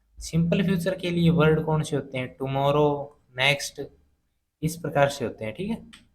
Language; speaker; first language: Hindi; native; Hindi